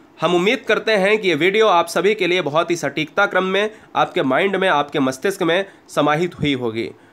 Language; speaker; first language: Hindi; native; Hindi